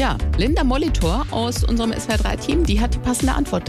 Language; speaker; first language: German; native; German